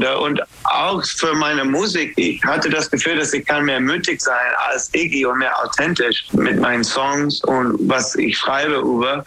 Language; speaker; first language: German; non-native, fluent; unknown